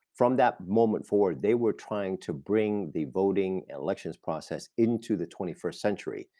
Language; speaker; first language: English; non-native, fluent; Vietnamese